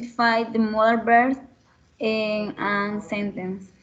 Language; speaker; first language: English; non-native, learner; Spanish